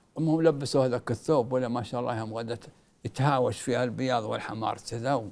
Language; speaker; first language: Arabic; native; Arabic